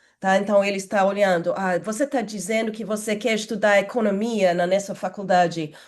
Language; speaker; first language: Portuguese; non-native, fluent; English